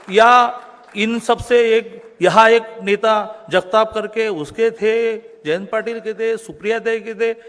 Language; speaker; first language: Hindi; non-native, local second language; Marathi